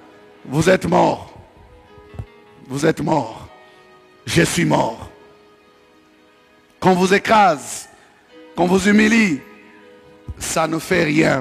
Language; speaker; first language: French; non-native, local second language; Swahili